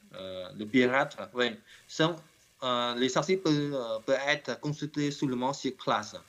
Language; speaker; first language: French; non-native, learner; Khmer